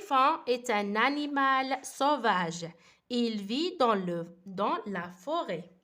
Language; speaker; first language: French; non-native, fluent; Arabic